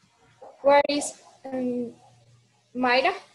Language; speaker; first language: English; non-native, learner; Spanish